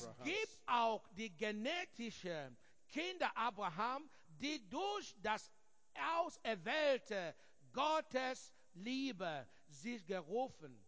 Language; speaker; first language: German; non-native, learner; English